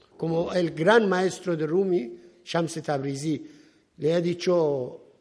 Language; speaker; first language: Spanish; non-native, fluent; Persian